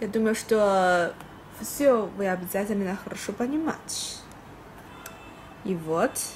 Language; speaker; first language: Russian; non-native, learner; Chinese